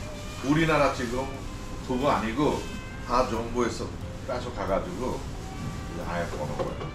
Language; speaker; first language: Korean; non-native, learner; Bangla